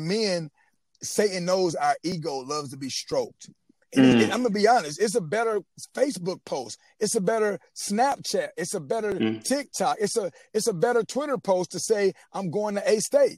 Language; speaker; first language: English; native; English